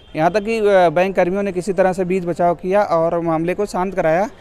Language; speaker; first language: Hindi; native; Hindi